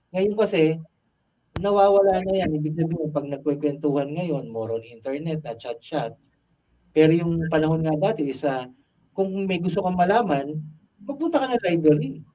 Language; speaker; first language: Filipino; native; Filipino